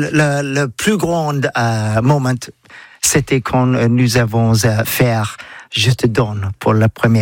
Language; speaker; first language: French; non-native, learner; English